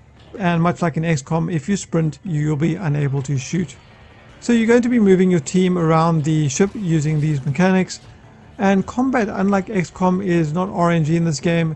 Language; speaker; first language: English; native; English